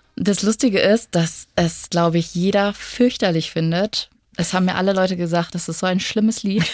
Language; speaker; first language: German; native; German